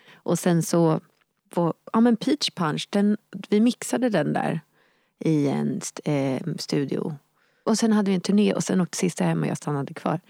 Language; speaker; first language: Swedish; native; Swedish